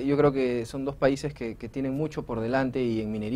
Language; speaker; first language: Spanish; native; Spanish